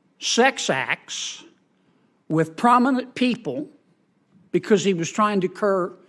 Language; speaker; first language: English; native; English